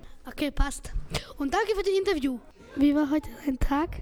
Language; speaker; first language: German; non-native, local second language; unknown